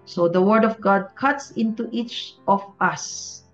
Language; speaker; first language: English; non-native, local second language; Filipino